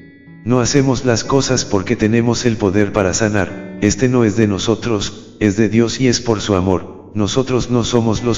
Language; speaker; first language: Spanish; native; Spanish